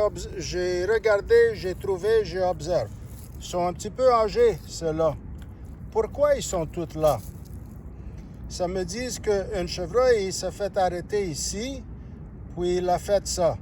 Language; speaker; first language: French; non-native, local second language; English